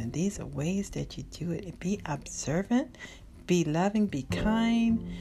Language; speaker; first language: English; native; English